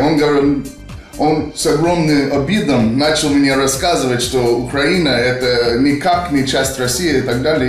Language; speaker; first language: Russian; non-native, fluent; English